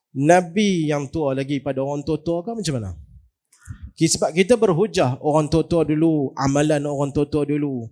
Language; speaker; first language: Malay; native; Malay